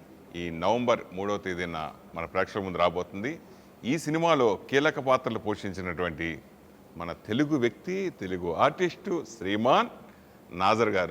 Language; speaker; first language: Telugu; native; Telugu